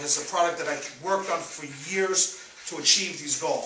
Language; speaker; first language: English; native; English